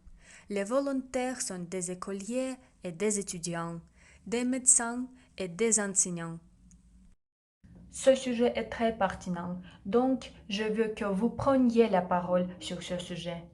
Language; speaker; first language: French; non-native, fluent; Russian